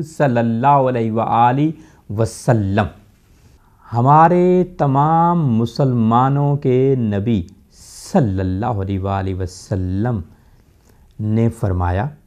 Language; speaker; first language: Urdu; non-native, local second language; Punjabi